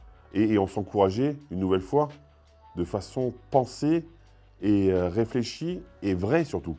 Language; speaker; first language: French; native; French